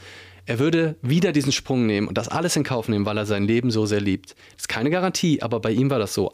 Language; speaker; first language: German; native; German